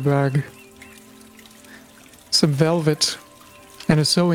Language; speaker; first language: English; non-native, fluent; German